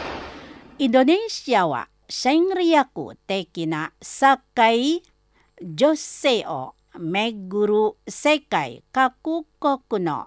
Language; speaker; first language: Japanese; non-native, fluent; Indonesian